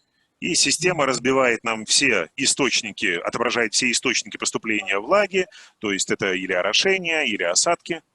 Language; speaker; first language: Russian; native; Russian